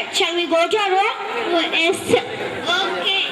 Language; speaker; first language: English; non-native, learner; Telugu